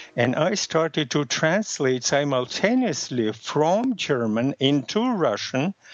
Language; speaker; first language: English; non-native, fluent; Russian